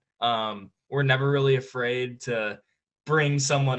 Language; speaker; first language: English; native; English